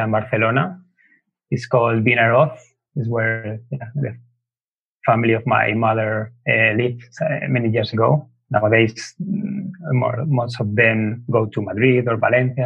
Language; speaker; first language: English; non-native, fluent; Spanish